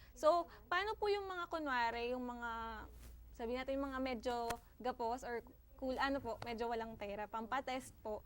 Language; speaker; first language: Filipino; native; Filipino